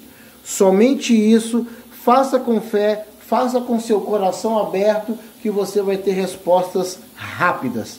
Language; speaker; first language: Portuguese; native; Portuguese